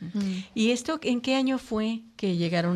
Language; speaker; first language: Spanish; native; Spanish